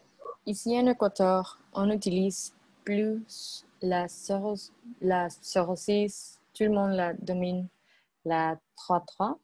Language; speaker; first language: French; non-native, learner; Spanish